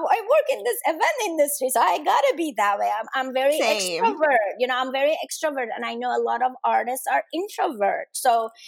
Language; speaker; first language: English; non-native, fluent; Danish